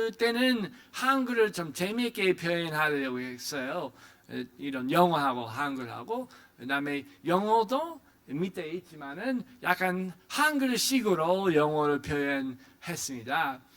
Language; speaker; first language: Korean; non-native, fluent; English